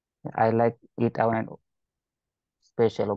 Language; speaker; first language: English; non-native, learner; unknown